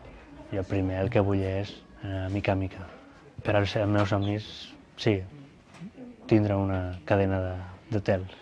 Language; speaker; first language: Catalan; early bilingual, other home language; Filipino